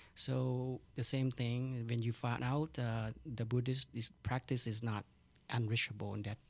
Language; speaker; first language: English; non-native, learner; Thai